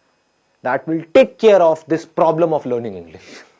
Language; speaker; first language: English; non-native, local second language; Hindi